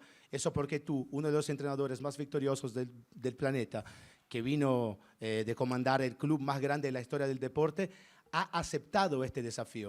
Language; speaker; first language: Spanish; non-native, fluent; Portuguese